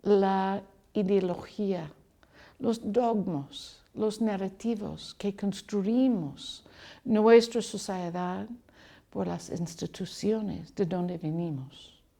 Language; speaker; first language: Spanish; non-native, learner; English